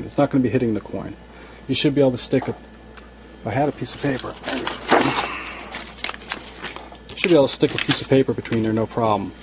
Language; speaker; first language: English; native; English